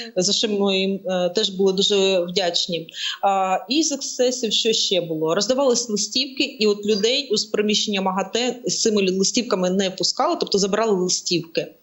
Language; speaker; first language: Ukrainian; native; Ukrainian